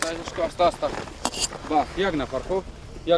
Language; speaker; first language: Persian; non-native, local second language; Pashto